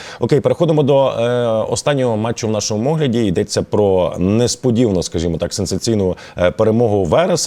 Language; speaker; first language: Ukrainian; native; Ukrainian